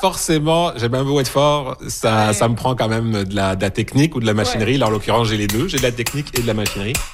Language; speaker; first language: French; native; French